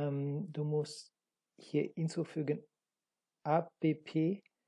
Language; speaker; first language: German; non-native, learner; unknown